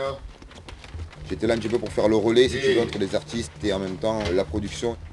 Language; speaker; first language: French; native; French